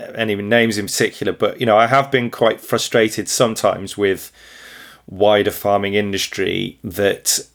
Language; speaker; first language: English; native; English